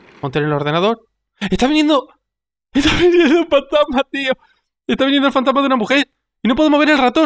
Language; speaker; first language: Spanish; native; Spanish